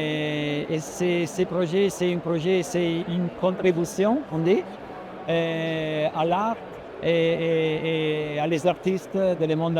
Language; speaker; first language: French; non-native, fluent; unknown